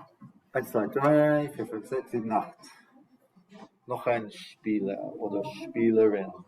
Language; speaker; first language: German; non-native, fluent; English